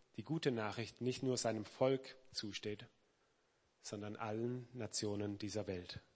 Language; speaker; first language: German; native; German